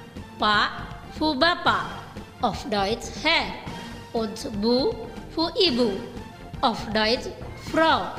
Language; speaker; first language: German; non-native, fluent; Indonesian